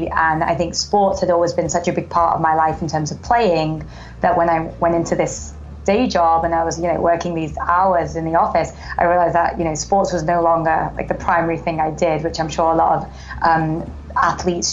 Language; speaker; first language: English; native; English